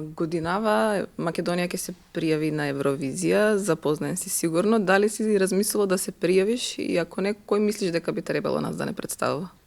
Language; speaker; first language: Macedonian; native; Macedonian